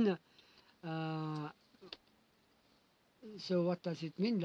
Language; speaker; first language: English; non-native, learner; Mongolian